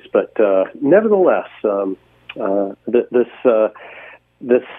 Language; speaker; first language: English; native; English